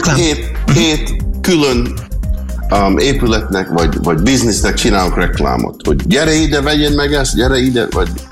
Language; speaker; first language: Hungarian; early bilingual, heritage; English